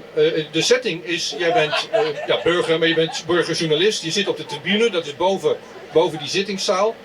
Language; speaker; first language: Dutch; native; Dutch